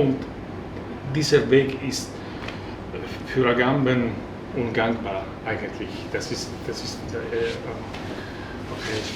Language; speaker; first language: German; non-native, fluent; Italian